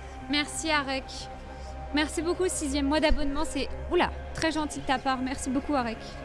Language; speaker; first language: French; native; French